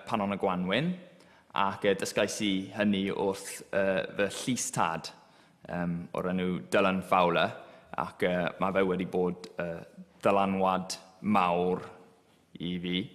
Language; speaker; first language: Welsh; non-native, local second language; English